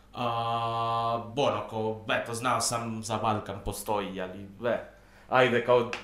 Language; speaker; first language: Serbian; non-native, fluent; Spanish